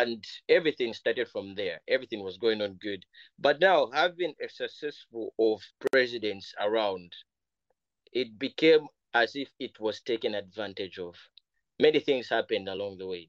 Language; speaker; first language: English; non-native, local second language; Bemba